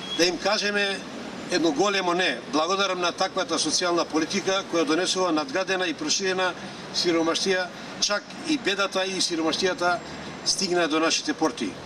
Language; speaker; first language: Macedonian; non-native, local second language; Romany